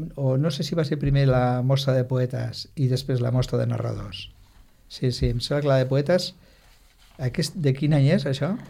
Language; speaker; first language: Catalan; non-native, local second language; Spanish